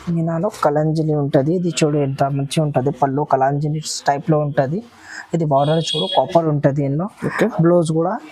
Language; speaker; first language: Telugu; non-native, local second language; Urdu